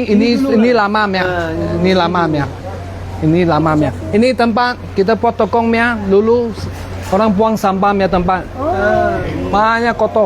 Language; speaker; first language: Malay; non-native, local second language; Cantonese